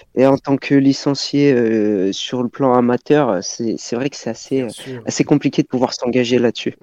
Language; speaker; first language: French; native; French